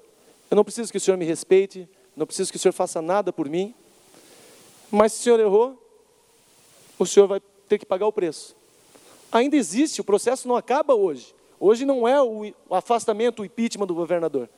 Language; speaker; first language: Portuguese; native; Portuguese